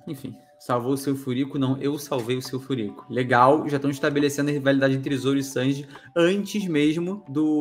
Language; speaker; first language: Portuguese; native; Portuguese